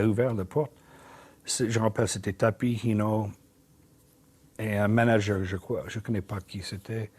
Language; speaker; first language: French; non-native, learner; English